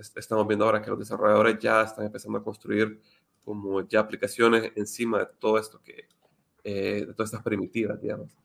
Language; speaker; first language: Spanish; native; Spanish